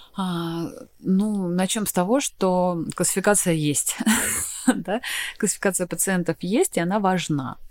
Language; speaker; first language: Russian; native; Russian